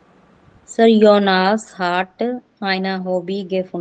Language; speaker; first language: German; non-native, learner; Hindi